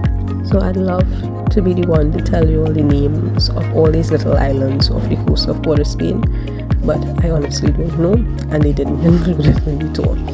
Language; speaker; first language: English; native; English